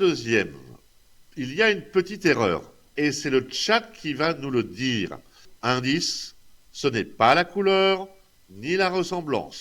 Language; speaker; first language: French; native; French